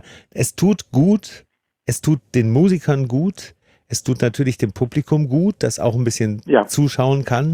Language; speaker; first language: German; native; German